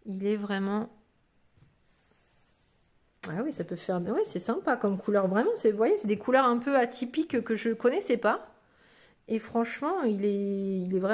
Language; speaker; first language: French; native; French